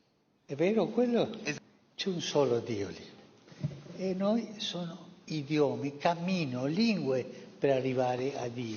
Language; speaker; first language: Italian; non-native, fluent; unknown